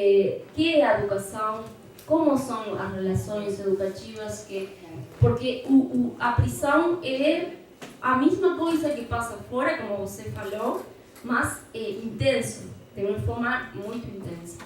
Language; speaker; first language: Portuguese; non-native, fluent; Spanish